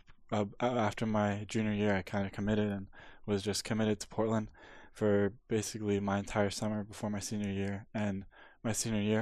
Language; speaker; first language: English; native; English